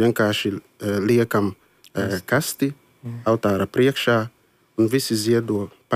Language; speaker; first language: Latvian; non-native, fluent; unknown